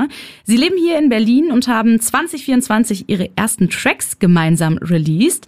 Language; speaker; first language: German; native; German